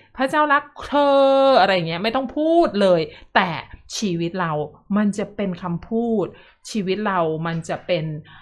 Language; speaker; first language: Thai; native; Thai